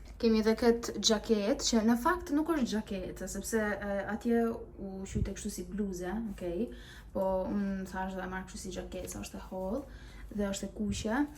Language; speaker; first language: Albanian; early bilingual, heritage; Albanian